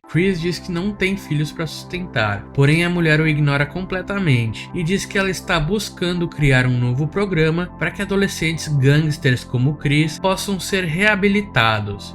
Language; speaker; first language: Portuguese; native; Portuguese